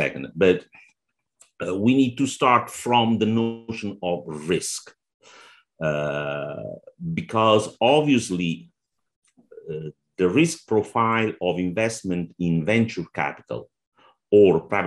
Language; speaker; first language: English; non-native, fluent; Italian